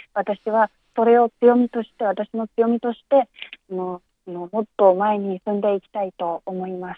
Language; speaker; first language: Japanese; non-native, fluent; Chinese